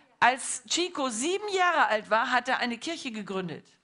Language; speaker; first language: German; non-native, fluent; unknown